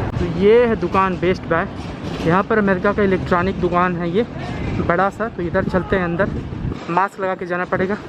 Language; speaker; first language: Hindi; native; Hindi